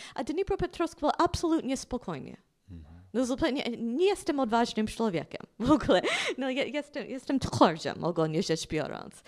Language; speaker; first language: Polish; non-native, fluent; English